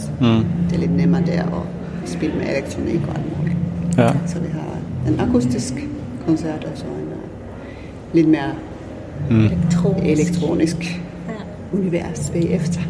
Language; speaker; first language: Danish; non-native, fluent; Finnish